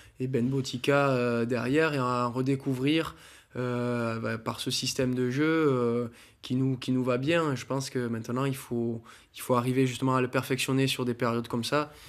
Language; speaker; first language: French; native; French